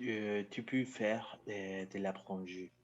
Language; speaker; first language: French; non-native, learner; Spanish